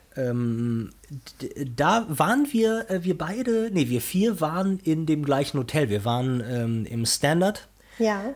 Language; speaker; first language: German; non-native, fluent; Portuguese